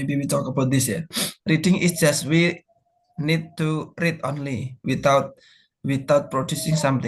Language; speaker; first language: English; non-native, fluent; Indonesian